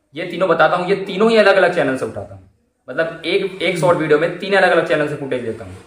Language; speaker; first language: Hindi; native; Hindi